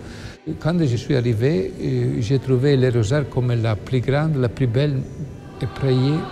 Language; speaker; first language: French; non-native, learner; Italian